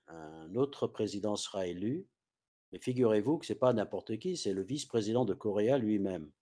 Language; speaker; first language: French; non-native, fluent; English